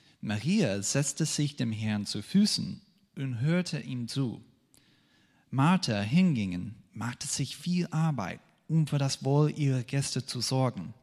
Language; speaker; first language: German; non-native, fluent; English